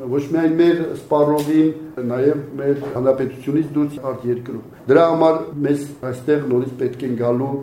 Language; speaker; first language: Armenian; native; Armenian